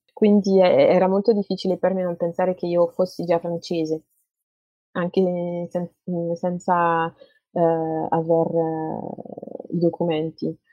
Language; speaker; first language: Italian; non-native, fluent; French